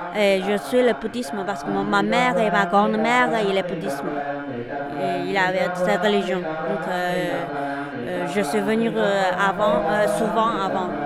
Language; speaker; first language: French; non-native, learner; Chinese